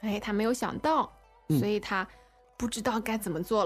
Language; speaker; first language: Chinese; native; Chinese